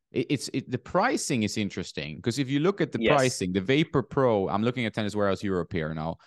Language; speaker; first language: English; non-native, fluent; Swedish